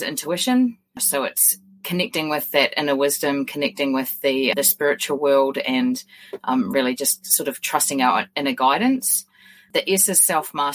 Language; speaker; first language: English; native; English